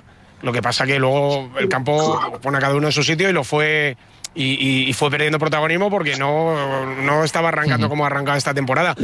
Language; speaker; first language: Spanish; native; Spanish